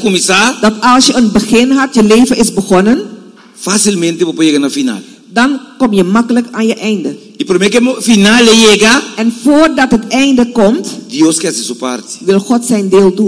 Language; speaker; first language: Dutch; non-native, fluent; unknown